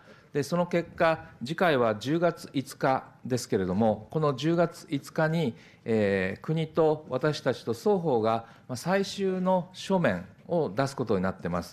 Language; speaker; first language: Japanese; native; Japanese